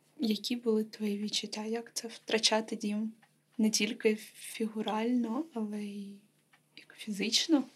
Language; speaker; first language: Ukrainian; native; Ukrainian